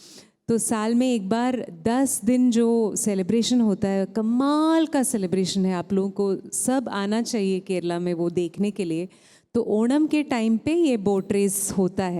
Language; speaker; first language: Hindi; non-native, local second language; Malayalam